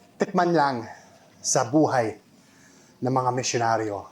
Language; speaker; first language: Filipino; non-native, learner; English